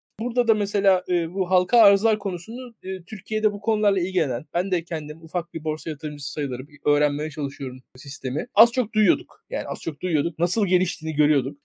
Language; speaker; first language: Turkish; native; Turkish